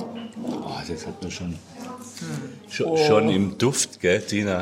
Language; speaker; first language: German; native; German